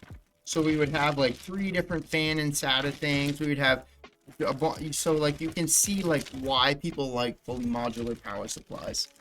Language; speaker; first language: English; native; English